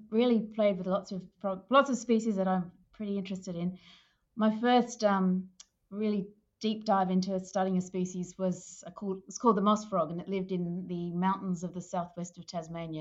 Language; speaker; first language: English; native; English